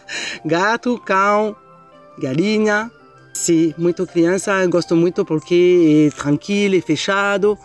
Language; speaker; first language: Portuguese; non-native, learner; French